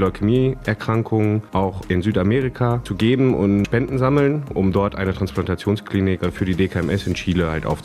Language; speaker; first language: German; native; German